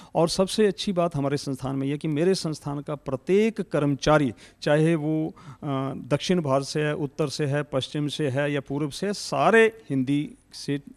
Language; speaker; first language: Hindi; native; Hindi